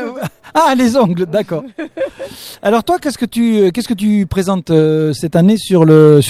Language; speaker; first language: French; native; French